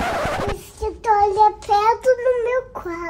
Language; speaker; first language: Portuguese; early bilingual, heritage; Portuguese